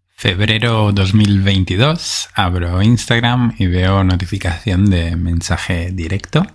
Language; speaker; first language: Spanish; native; Spanish